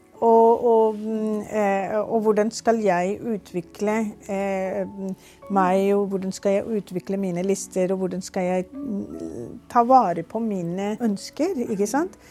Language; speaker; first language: Norwegian; non-native, fluent; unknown